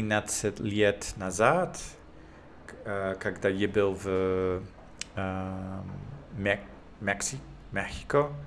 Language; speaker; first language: Russian; non-native, learner; English